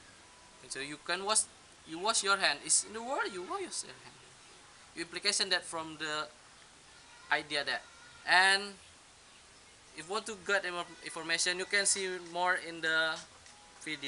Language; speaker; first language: English; non-native, learner; Indonesian